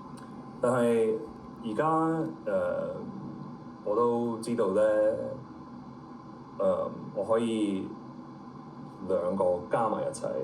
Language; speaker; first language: Cantonese; early bilingual, heritage; Cantonese